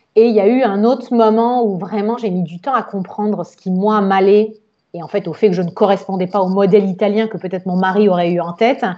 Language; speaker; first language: French; native; French